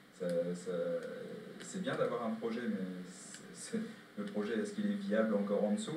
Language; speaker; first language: French; native; French